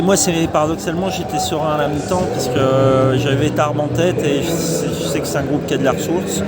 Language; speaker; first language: French; native; French